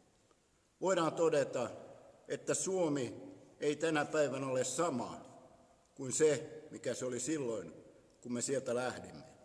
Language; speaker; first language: Finnish; native; Finnish